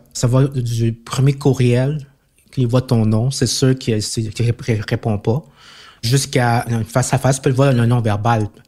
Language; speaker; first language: French; early bilingual, other home language; Chinese